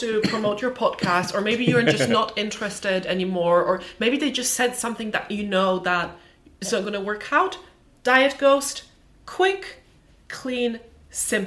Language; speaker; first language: English; non-native, fluent; Polish